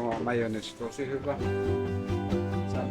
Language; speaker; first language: Finnish; non-native, learner; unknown